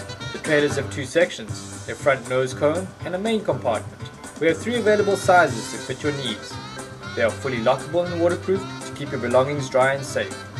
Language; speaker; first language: English; native; English